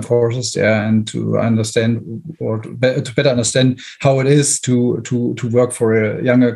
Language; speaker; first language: English; non-native, fluent; German